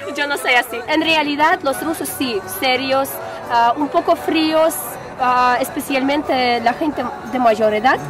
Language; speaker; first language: Spanish; non-native, fluent; Tatar